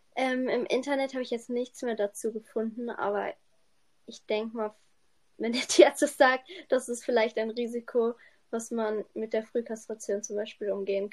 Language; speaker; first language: German; native; German